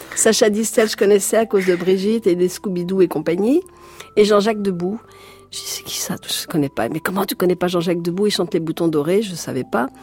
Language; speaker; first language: French; native; French